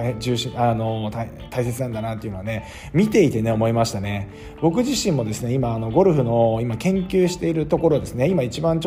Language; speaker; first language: Japanese; native; Japanese